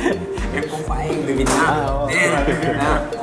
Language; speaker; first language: Vietnamese; non-native, learner; Japanese